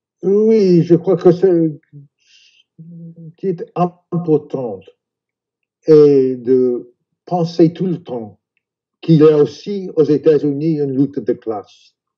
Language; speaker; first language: French; non-native, fluent; English